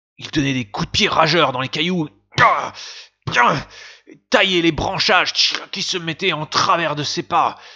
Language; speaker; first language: French; native; French